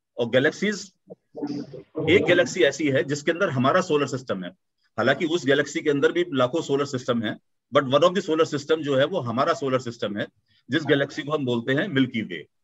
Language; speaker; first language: Hindi; native; Hindi